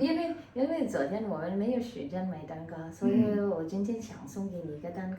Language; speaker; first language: Chinese; non-native, learner; Filipino